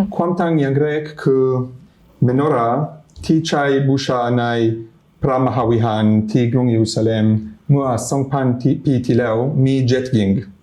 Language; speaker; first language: Thai; non-native, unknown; Hebrew